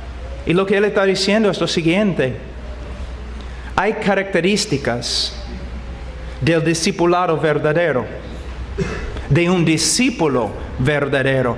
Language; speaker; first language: Spanish; non-native, fluent; English